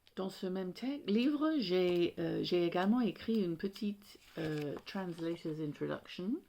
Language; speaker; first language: French; non-native, fluent; English